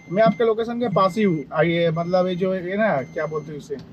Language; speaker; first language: Hindi; non-native, local second language; Bangla